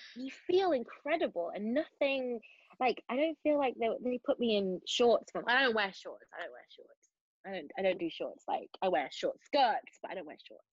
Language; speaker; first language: English; native; English